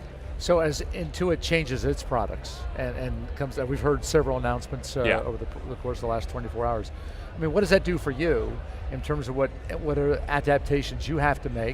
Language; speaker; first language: English; native; English